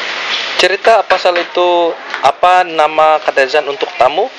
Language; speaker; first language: Indonesian; non-native, local second language; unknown